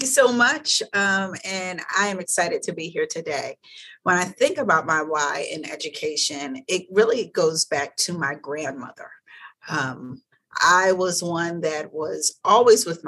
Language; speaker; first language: English; native; English